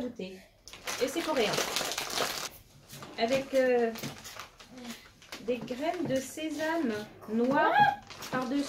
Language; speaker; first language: French; native; French